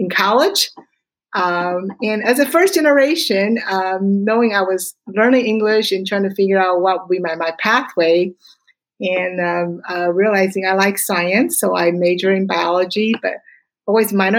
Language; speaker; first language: English; non-native, fluent; Chinese